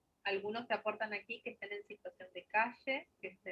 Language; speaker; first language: Spanish; native; Spanish